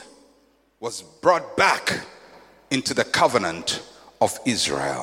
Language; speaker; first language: English; non-native, local second language; Akan